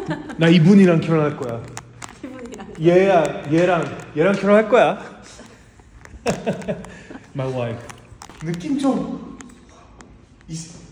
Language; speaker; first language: Korean; non-native, learner; French